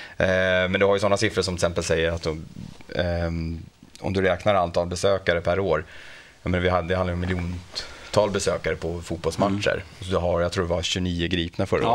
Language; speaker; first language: Swedish; native; Swedish